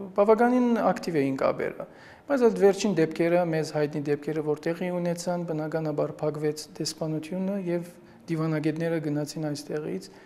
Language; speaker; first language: Armenian; early bilingual, heritage; Armenian